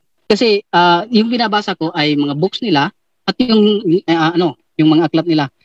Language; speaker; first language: Filipino; native; Filipino